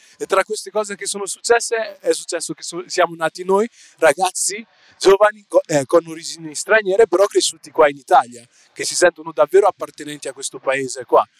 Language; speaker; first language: Italian; early bilingual, other home language; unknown